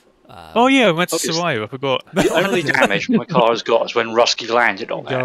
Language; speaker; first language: English; native; English